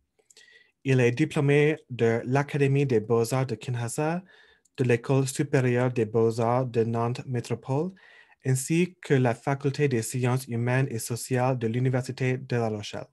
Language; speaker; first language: French; non-native, local second language; English